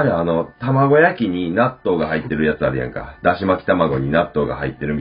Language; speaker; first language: Japanese; native; Japanese